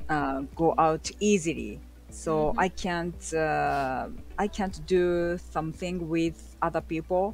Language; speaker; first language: English; non-native, learner; Japanese